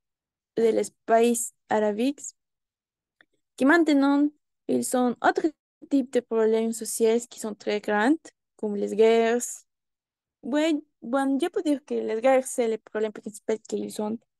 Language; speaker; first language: French; non-native, learner; Spanish